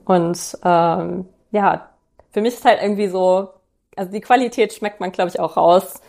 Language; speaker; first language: German; native; German